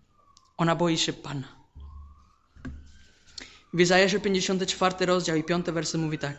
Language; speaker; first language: Polish; non-native, fluent; Spanish